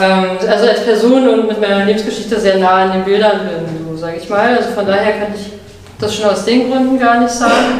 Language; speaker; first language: German; native; German